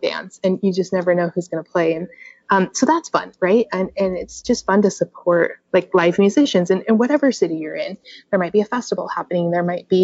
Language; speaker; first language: English; native; English